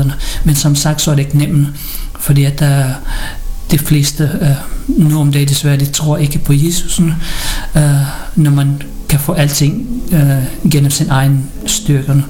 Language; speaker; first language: Danish; non-native, fluent; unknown